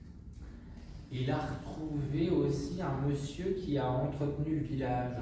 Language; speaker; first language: French; native; French